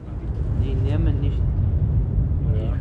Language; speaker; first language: German; non-native, learner; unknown